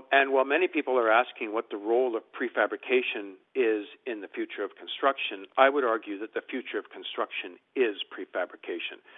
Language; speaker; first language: English; native; English